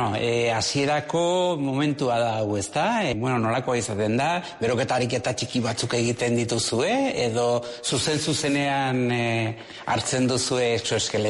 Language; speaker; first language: Basque; native; Basque